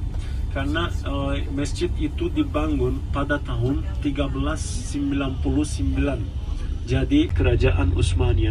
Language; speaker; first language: Indonesian; non-native, fluent; Turkish